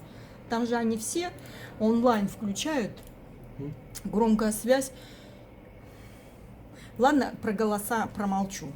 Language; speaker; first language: Russian; native; Russian